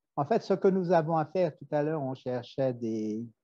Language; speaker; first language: French; native; French